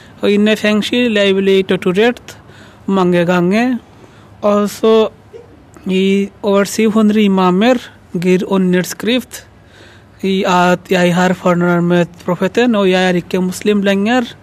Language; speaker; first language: Norwegian; non-native, learner; Bangla